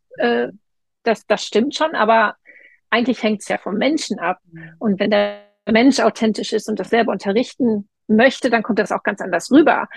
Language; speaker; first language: German; native; German